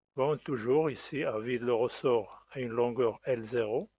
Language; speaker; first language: French; non-native, local second language; Arabic